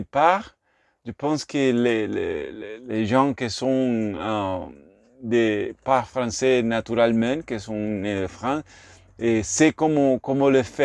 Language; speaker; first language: French; non-native, learner; Spanish